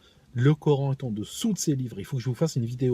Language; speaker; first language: French; native; French